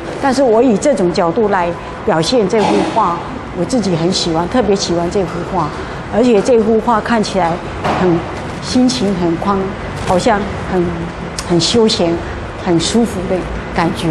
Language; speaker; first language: Chinese; native; Chinese